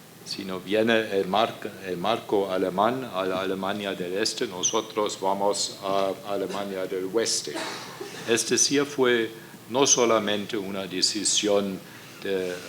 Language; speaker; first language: Spanish; non-native, fluent; German